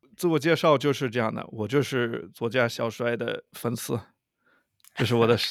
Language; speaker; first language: Chinese; non-native, fluent; English